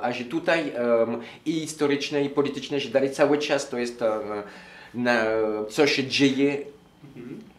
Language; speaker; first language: Polish; non-native, learner; French